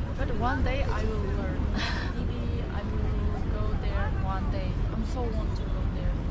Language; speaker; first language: English; non-native, learner; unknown